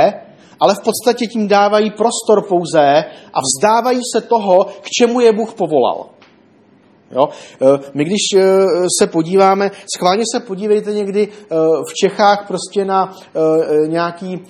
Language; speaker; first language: Czech; native; Czech